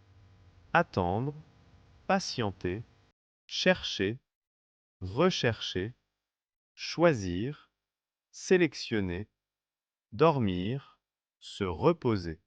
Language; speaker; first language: French; non-native, local second language; Malagasy